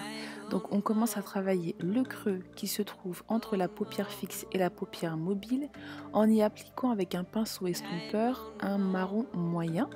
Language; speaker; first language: French; native; French